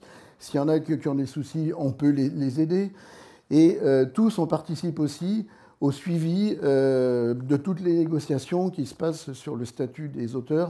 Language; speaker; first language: French; native; French